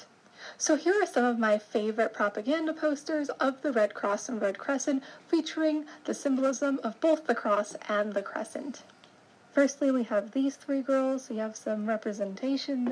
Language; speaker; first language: English; native; English